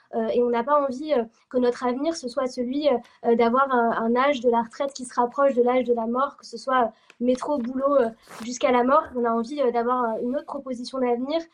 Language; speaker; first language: French; native; French